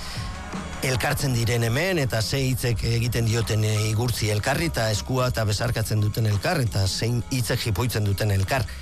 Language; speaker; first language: Basque; native; Basque